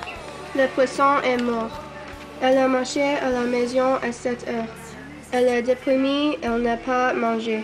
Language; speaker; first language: French; non-native, learner; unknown